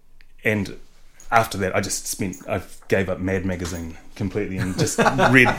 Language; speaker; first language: English; native; English